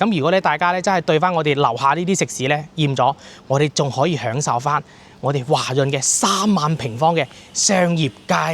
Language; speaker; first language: Cantonese; native; Cantonese